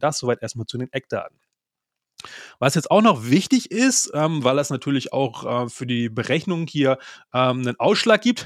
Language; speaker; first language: German; native; German